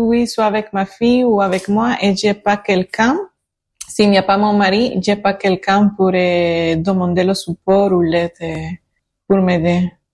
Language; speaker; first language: French; non-native, learner; Spanish